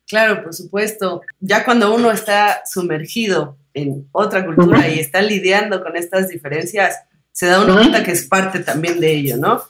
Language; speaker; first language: Spanish; native; Spanish